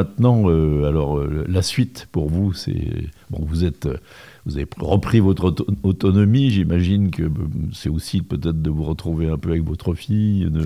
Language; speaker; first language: French; native; French